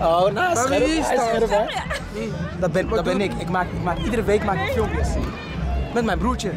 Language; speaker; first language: Dutch; native; Dutch